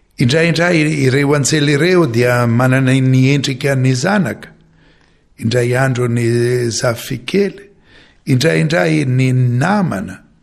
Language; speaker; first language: Malagasy; non-native, fluent; Maltese